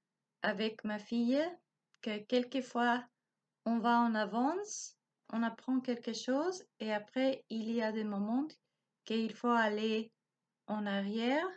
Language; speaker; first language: French; non-native, learner; Spanish